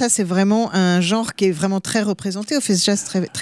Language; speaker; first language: French; native; French